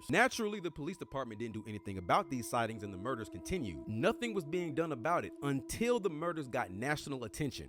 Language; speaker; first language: English; native; English